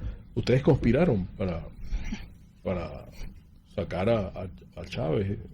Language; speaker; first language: Spanish; native; Spanish